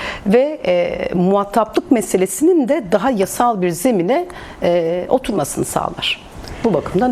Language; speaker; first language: Turkish; native; Turkish